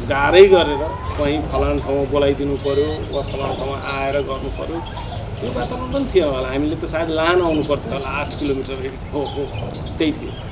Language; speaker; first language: Nepali; non-native, local second language; Maithili